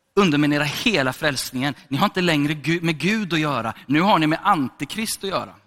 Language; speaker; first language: Swedish; native; Swedish